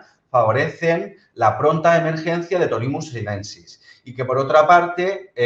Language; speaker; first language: Spanish; native; Spanish